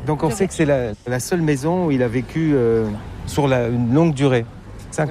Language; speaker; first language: French; native; French